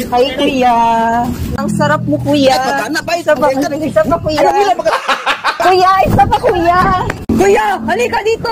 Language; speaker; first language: Filipino; non-native, local second language; Cebuano